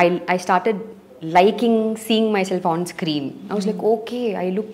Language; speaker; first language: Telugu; non-native, learner; Tamil